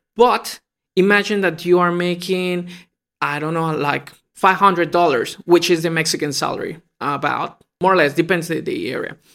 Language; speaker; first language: English; non-native, fluent; Spanish